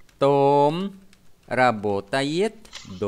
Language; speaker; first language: Russian; non-native, fluent; Vietnamese